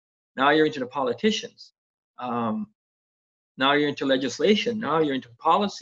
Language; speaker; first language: English; non-native, fluent; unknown